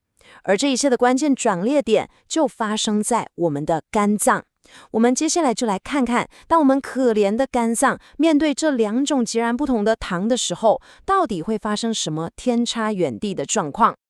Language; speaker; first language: Chinese; native; Chinese